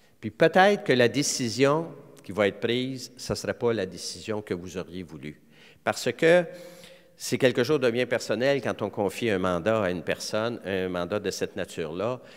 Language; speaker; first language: French; native; French